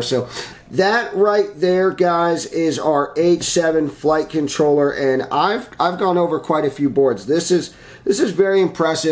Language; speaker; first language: English; native; English